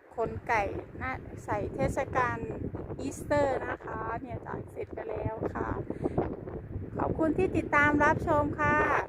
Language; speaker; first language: Thai; native; Thai